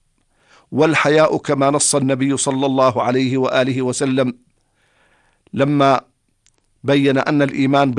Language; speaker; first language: Arabic; native; Arabic